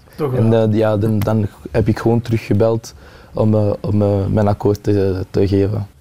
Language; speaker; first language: Dutch; non-native, local second language; French